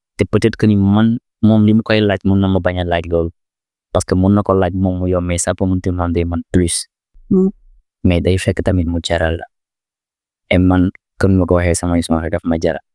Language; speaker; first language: Wolof; non-native, local second language; Jola-Fonyi